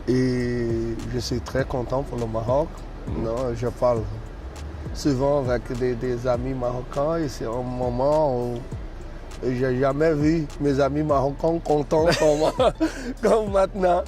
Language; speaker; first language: French; non-native, learner; Portuguese